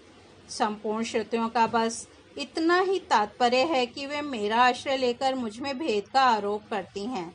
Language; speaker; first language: Hindi; native; Hindi